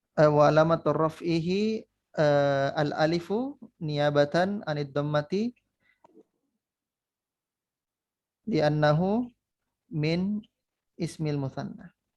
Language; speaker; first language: Arabic; non-native, fluent; Indonesian